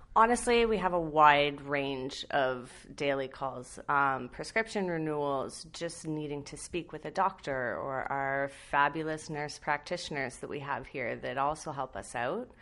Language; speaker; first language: English; native; English